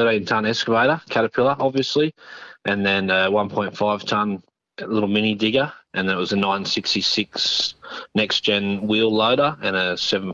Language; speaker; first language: English; native; English